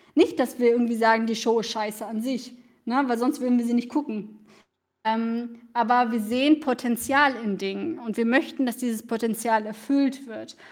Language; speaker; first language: German; early bilingual, other home language; Russian